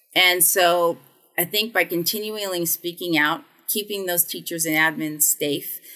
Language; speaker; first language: English; native; English